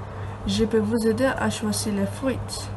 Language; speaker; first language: French; non-native, learner; Malay